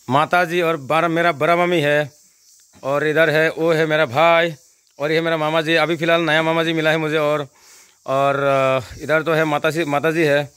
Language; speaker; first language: Hindi; non-native, local second language; Assamese